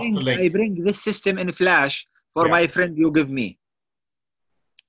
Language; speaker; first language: English; non-native, learner; Arabic